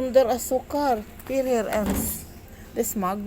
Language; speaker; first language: Dutch; non-native, learner; Filipino